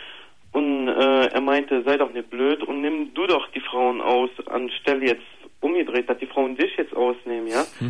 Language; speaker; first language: German; native; German